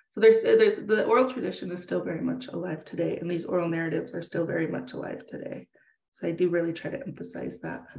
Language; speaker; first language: English; native; English